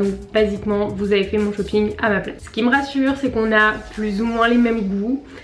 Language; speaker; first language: French; native; French